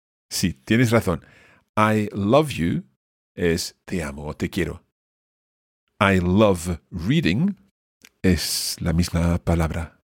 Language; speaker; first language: Spanish; non-native, fluent; English